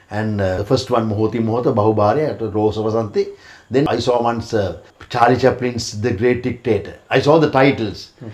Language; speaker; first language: English; non-native, local second language; Sinhala